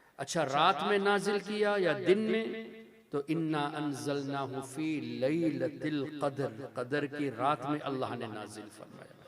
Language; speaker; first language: Urdu; non-native, fluent; Tamil